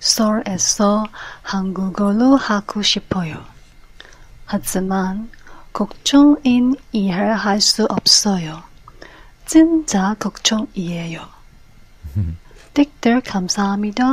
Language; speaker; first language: Korean; non-native, learner; Cantonese